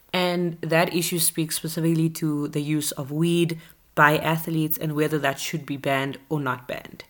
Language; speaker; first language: English; native; English